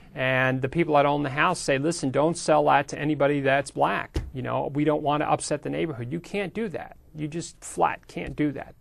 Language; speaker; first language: English; native; English